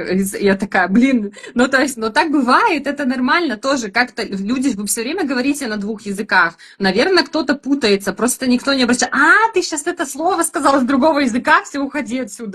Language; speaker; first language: Russian; native; Russian